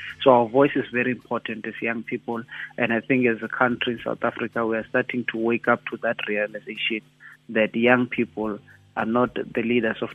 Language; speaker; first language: English; non-native, local second language; Xhosa